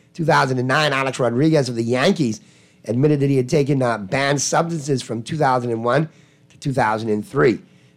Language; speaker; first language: English; native; English